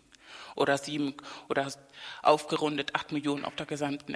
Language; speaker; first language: German; non-native, fluent; Spanish